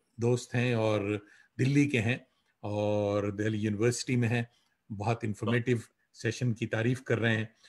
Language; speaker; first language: Hindi; native; Hindi